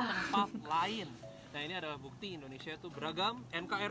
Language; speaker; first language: Indonesian; native; Indonesian